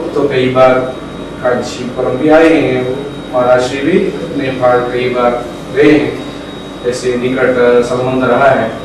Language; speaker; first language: Hindi; non-native, local second language; Telugu